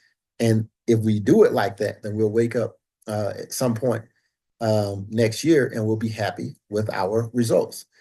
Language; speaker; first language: English; native; English